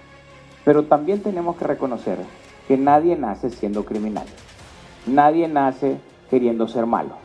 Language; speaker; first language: Spanish; native; Spanish